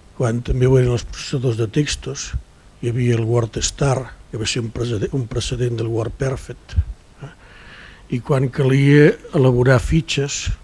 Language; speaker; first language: Catalan; native; Catalan